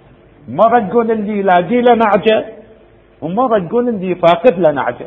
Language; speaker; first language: Arabic; native; Arabic